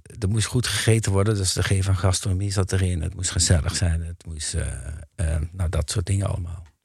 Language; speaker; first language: Dutch; native; Dutch